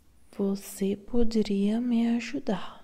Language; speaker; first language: Portuguese; non-native, learner; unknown